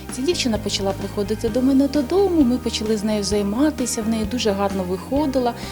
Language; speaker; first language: Ukrainian; native; Ukrainian